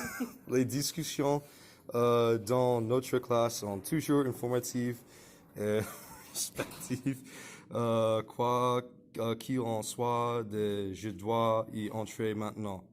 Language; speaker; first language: French; non-native, learner; English